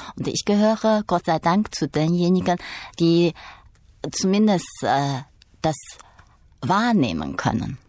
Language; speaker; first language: German; non-native, fluent; Chinese